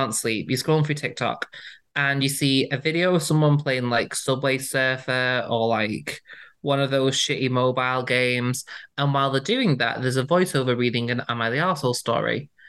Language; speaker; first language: English; native; English